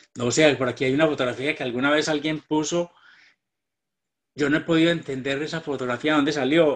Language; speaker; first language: Spanish; native; Spanish